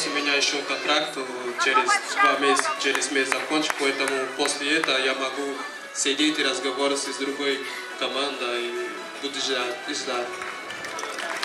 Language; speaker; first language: Russian; non-native, learner; Portuguese